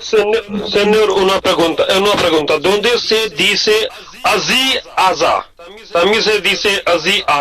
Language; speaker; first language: Spanish; non-native, learner; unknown